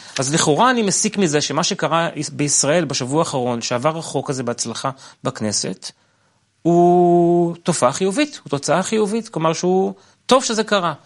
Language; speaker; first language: Hebrew; native; Hebrew